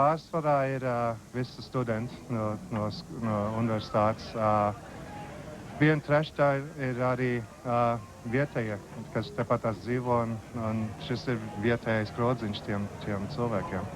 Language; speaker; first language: Latvian; early bilingual, heritage; Latvian